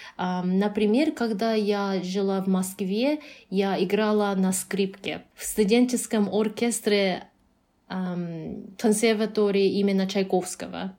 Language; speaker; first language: Russian; non-native, fluent; Japanese